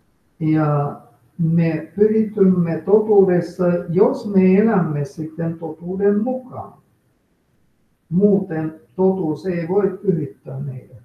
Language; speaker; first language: Finnish; non-native, fluent; Russian